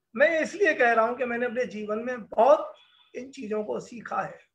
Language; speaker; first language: Hindi; native; Hindi